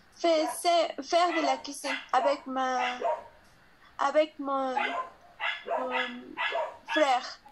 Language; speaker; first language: French; non-native, learner; Spanish